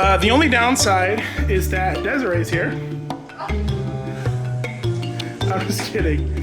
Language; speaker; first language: English; native; English